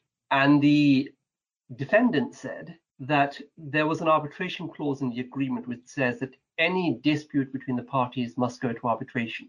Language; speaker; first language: English; native; English